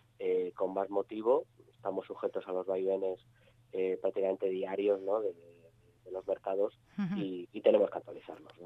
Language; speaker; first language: Spanish; native; Spanish